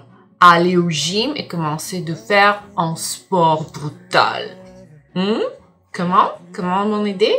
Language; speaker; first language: French; non-native, learner; Russian